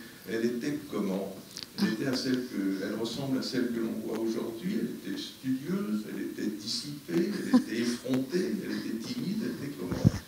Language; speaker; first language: French; native; French